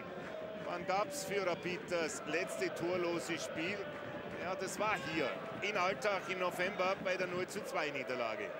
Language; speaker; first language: German; native; German